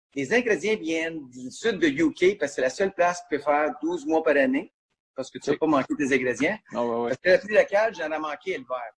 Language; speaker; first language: French; native; French